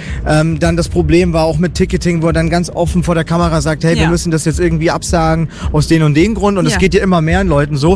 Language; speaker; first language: German; native; German